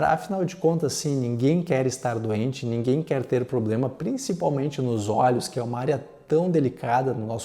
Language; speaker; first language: Portuguese; native; Portuguese